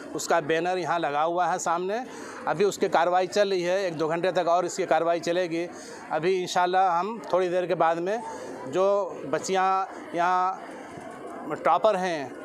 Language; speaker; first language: Urdu; native; Urdu